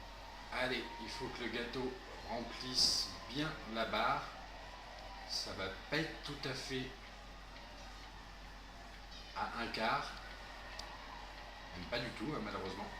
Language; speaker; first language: French; native; French